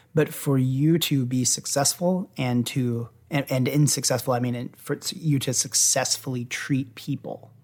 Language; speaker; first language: English; native; English